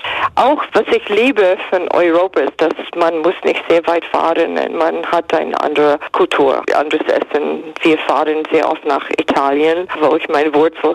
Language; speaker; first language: German; non-native, fluent; English